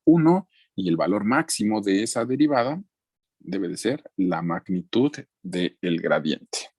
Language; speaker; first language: Spanish; native; Spanish